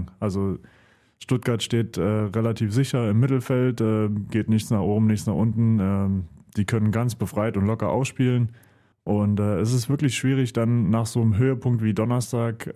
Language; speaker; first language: German; native; German